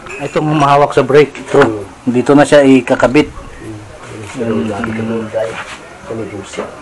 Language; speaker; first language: Filipino; non-native, local second language; Cebuano